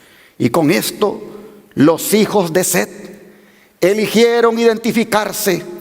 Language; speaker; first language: Spanish; native; Spanish